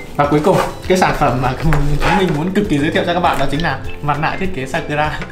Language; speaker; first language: Vietnamese; native; Vietnamese